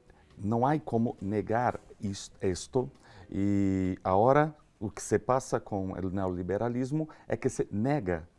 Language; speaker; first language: Spanish; non-native, learner; Portuguese